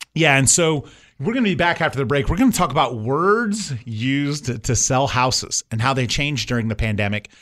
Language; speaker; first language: English; native; English